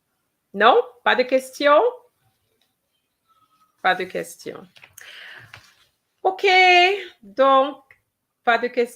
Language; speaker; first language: French; non-native, fluent; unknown